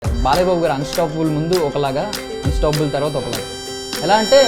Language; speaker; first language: Telugu; native; Telugu